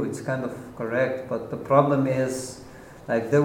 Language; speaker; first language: English; non-native, fluent; Arabic